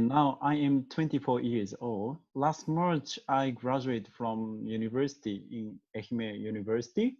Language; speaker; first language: English; non-native, learner; Japanese